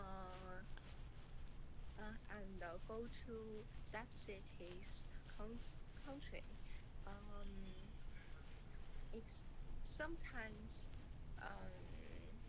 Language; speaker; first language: English; non-native, learner; Chinese